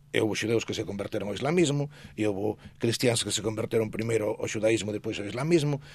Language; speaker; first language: Galician; native; Galician